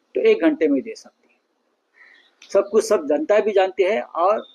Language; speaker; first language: Hindi; non-native, local second language; Marathi